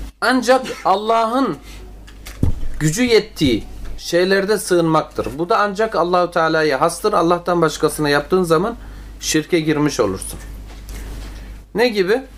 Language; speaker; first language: Turkish; native; Turkish